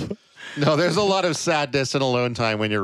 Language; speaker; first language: English; native; English